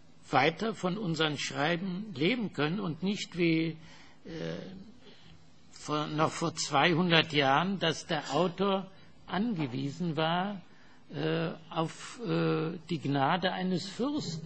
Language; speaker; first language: German; non-native, fluent; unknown